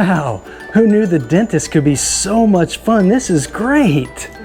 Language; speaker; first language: English; native; English